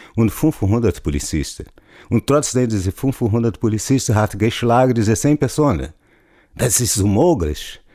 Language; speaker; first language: German; non-native, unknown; Portuguese